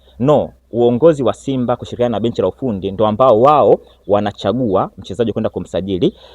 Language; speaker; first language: Swahili; native; Swahili